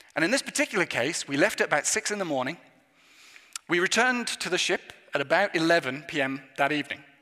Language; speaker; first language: English; native; English